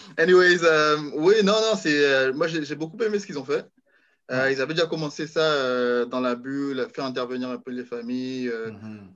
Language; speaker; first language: French; native; French